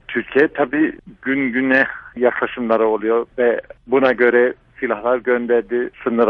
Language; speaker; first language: Turkish; non-native, fluent; English